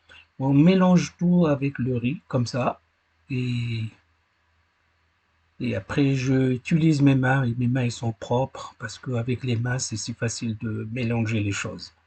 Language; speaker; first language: French; non-native, learner; Arabic